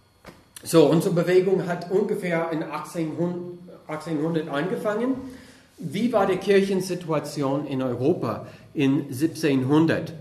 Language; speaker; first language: German; non-native, fluent; English